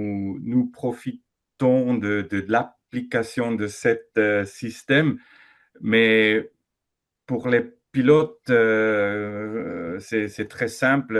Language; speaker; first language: French; non-native, fluent; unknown